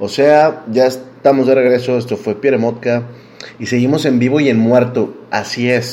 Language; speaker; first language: Spanish; native; Spanish